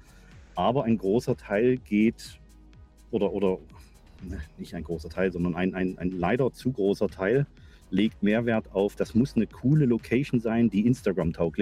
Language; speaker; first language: German; native; German